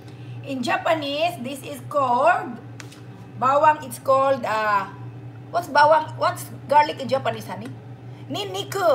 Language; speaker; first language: English; non-native, local second language; Filipino